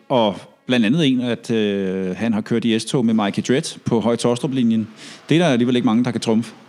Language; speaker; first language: Danish; native; Danish